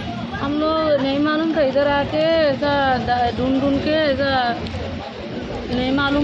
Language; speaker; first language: Hindi; non-native, learner; Rohingya